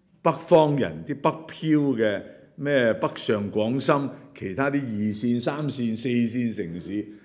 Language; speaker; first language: Chinese; non-native, local second language; Cantonese